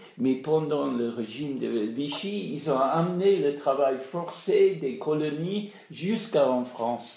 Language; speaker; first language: French; non-native, fluent; English